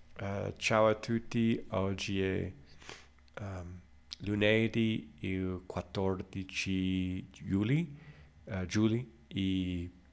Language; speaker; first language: Italian; non-native, learner; English